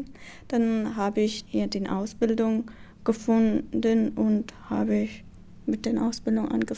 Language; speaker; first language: German; non-native, learner; Kurdish